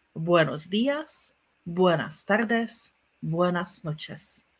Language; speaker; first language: Spanish; non-native, fluent; Czech